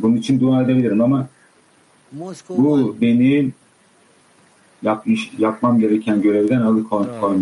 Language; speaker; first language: Turkish; native; Turkish